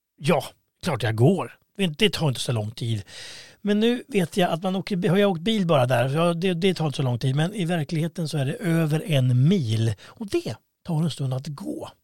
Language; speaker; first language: Swedish; native; Swedish